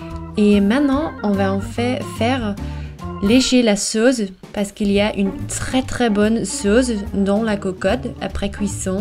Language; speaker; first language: French; non-native, fluent; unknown